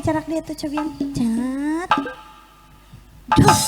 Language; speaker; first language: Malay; non-native, local second language; Sundanese